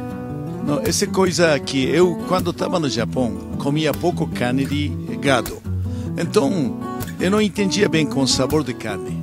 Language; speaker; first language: Portuguese; non-native, learner; Japanese